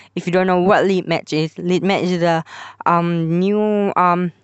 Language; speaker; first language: English; non-native, local second language; Malay